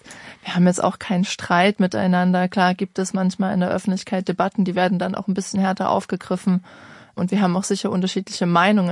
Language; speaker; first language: German; native; German